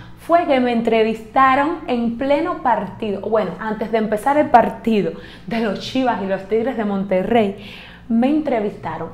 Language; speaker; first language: Spanish; native; Spanish